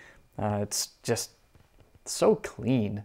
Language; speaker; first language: English; native; English